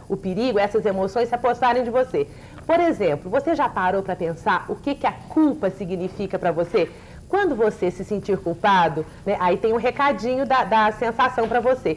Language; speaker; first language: Portuguese; native; Portuguese